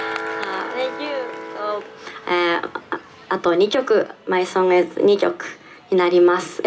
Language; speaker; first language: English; non-native, learner; Japanese